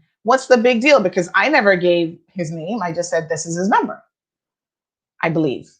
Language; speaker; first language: English; native; English